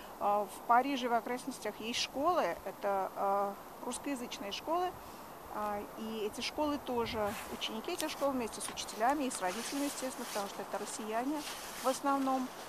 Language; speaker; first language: Russian; native; Russian